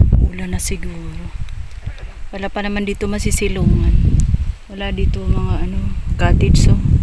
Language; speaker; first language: Filipino; non-native, local second language; Waray